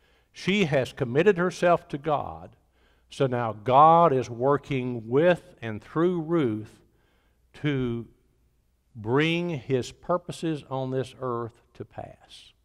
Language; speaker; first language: English; native; English